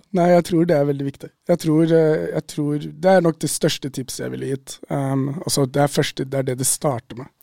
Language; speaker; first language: Norwegian; native; Norwegian